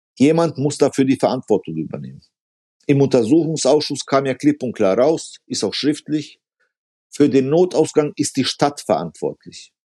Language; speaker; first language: German; early bilingual, other home language; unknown